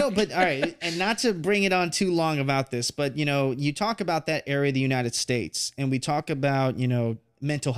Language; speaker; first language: English; native; English